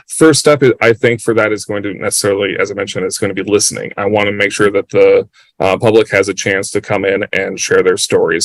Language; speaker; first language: English; native; English